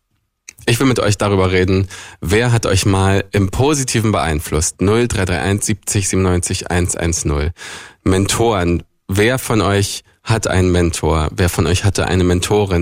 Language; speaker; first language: German; native; German